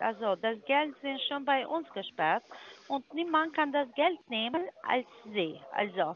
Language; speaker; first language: German; non-native, learner; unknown